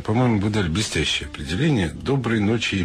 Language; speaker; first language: Russian; native; Russian